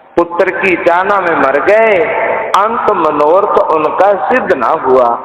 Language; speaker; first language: Hindi; non-native, local second language; Punjabi